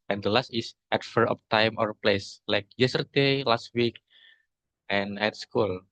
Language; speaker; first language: English; non-native, learner; Indonesian